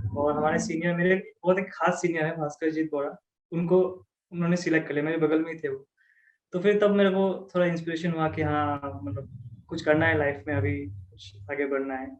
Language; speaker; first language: Hindi; non-native, local second language; Assamese